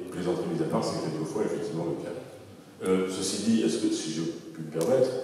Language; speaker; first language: French; native; French